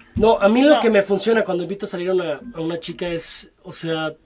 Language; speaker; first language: Spanish; native; Spanish